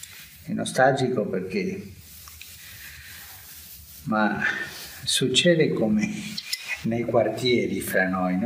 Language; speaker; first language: Italian; early bilingual, heritage; Spanish